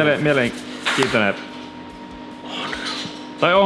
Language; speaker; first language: Finnish; non-native, fluent; Swedish